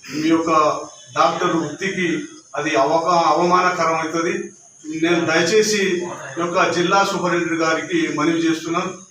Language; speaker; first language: Telugu; non-native, local second language; Lambadi